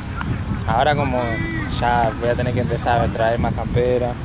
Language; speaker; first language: Spanish; native; Spanish